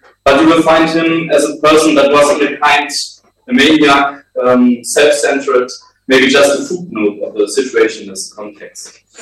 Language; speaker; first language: English; non-native, fluent; German